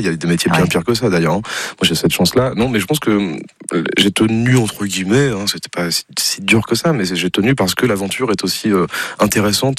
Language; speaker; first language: French; native; French